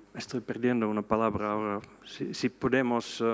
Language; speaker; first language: Spanish; non-native, fluent; Swedish